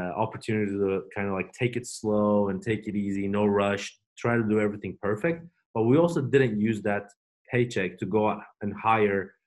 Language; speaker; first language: English; non-native, fluent; Turkish